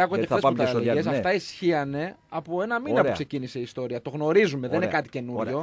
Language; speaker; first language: Greek; native; Greek